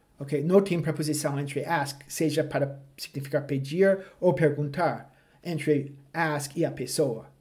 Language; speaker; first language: Portuguese; non-native, fluent; English